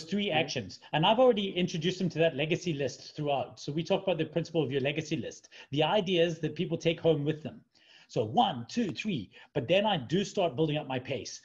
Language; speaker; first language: English; native; English